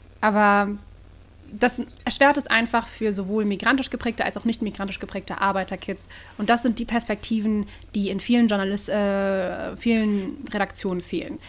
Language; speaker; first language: German; native; German